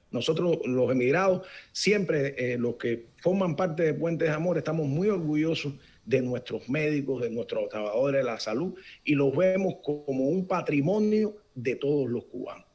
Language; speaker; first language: Spanish; native; Spanish